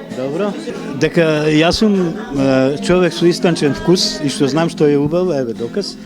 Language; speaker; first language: Macedonian; native; Macedonian